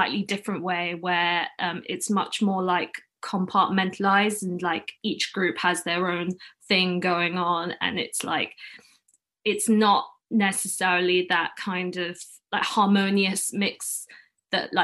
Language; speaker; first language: English; non-native, local second language; Cantonese